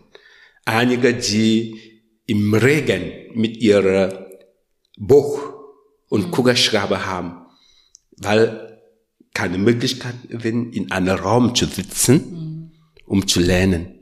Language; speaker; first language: German; non-native, learner; French